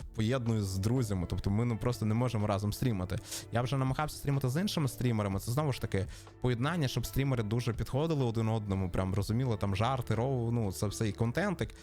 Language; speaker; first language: Ukrainian; native; Ukrainian